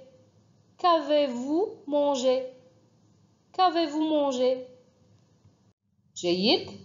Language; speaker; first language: French; non-native, fluent; Arabic